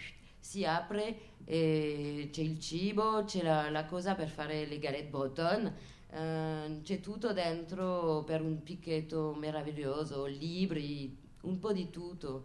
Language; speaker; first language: Italian; non-native, fluent; French